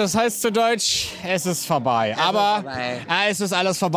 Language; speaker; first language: German; native; German